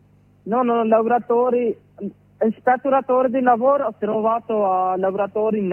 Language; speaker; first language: Italian; non-native, learner; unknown